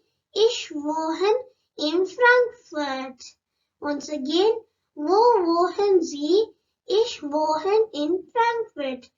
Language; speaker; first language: German; non-native, learner; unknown